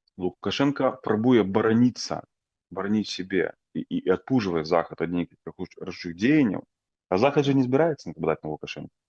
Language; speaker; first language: Belarusian; native; Belarusian